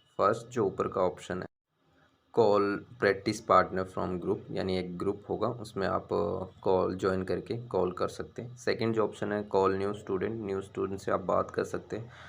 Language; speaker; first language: Hindi; native; Hindi